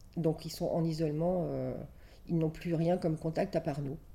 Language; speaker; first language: French; native; French